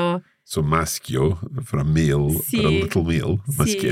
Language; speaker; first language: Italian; non-native, fluent; English